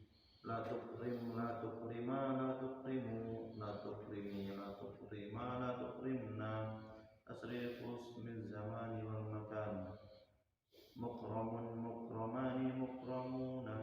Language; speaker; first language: Arabic; non-native, learner; Indonesian